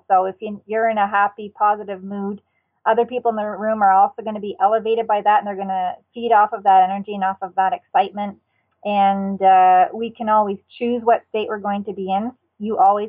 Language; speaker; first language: English; native; English